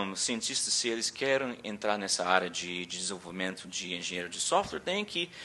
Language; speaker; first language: Portuguese; early bilingual, other home language; English